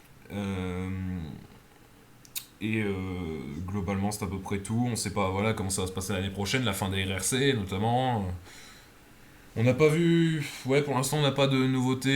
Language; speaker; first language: French; native; French